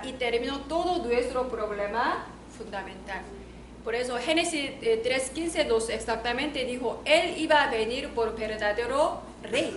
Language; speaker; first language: Spanish; non-native, learner; Korean